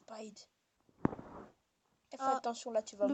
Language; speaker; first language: French; native; French